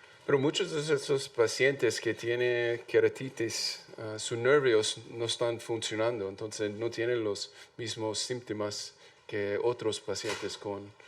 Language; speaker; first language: Spanish; non-native, learner; English